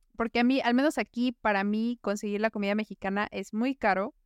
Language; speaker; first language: Spanish; native; Spanish